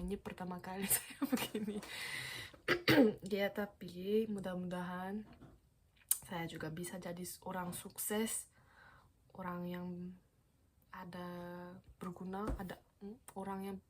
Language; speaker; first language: Indonesian; non-native, fluent; Korean